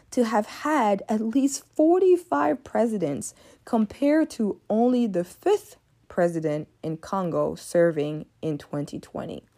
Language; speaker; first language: English; early bilingual, other home language; French